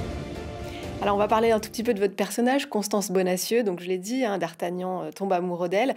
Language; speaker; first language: French; native; French